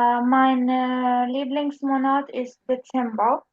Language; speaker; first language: German; non-native, learner; Arabic